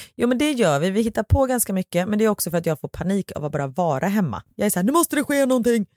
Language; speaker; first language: Swedish; native; Swedish